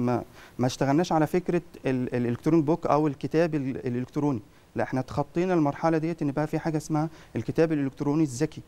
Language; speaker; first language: Arabic; native; Arabic